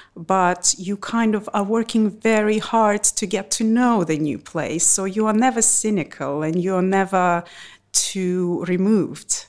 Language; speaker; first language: English; non-native, fluent; Russian